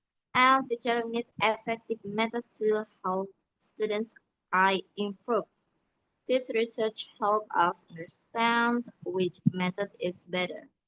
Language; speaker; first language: English; non-native, learner; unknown